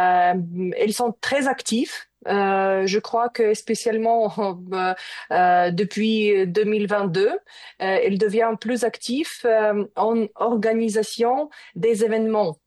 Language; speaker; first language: French; non-native, learner; Ukrainian